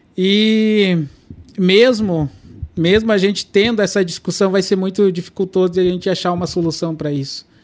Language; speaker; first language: Portuguese; non-native, local second language; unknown